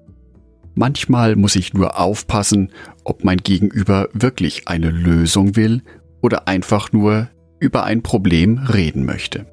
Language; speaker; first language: German; native; German